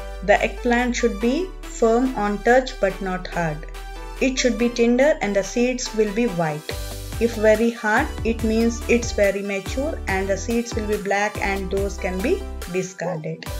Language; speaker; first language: English; non-native, local second language; Telugu